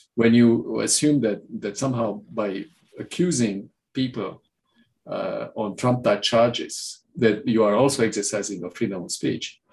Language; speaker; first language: English; non-native, fluent; Romanian